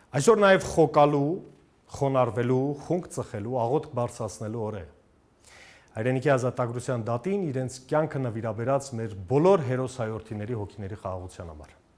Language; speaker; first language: Armenian; native; Armenian